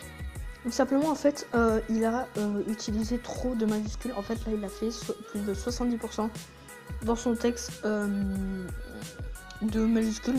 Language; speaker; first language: French; native; French